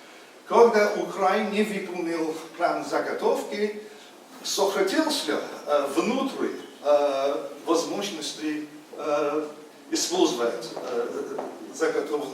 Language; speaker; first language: Russian; non-native, learner; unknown